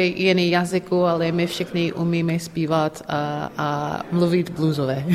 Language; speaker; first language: Czech; non-native, fluent; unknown